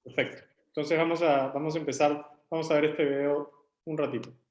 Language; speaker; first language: Spanish; native; Spanish